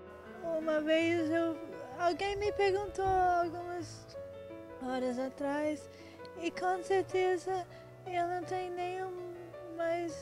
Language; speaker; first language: Portuguese; non-native, learner; English